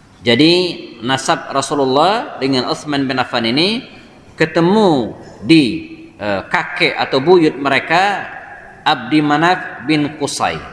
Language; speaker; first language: Indonesian; native; Indonesian